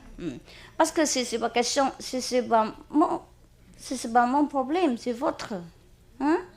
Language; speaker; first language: French; non-native, learner; Vietnamese